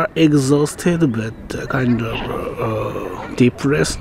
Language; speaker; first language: English; non-native, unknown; Japanese